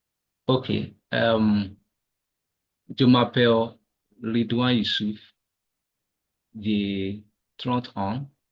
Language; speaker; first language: French; non-native, learner; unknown